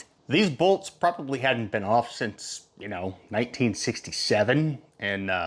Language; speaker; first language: English; native; English